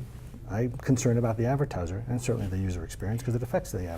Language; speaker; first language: English; native; English